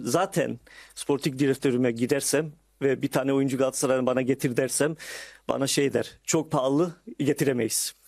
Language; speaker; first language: Turkish; early bilingual, heritage; Turkish